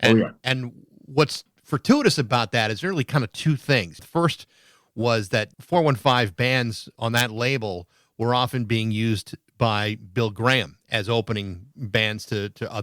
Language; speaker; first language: English; native; English